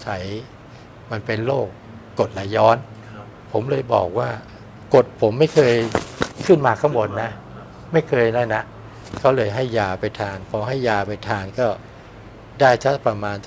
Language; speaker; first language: Thai; native; Thai